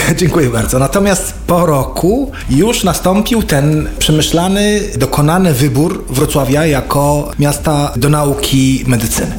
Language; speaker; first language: Polish; non-native, fluent; Arabic